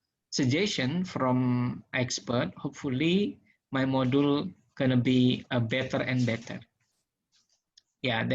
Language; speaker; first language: English; non-native, learner; Indonesian